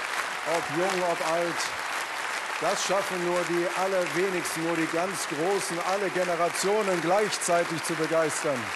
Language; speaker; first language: German; native; German